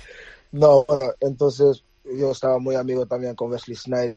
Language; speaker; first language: Spanish; non-native, fluent; Dutch